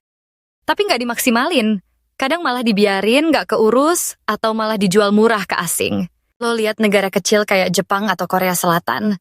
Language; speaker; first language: Indonesian; native; Indonesian